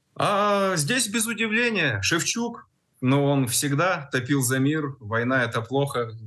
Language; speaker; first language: Russian; native; Russian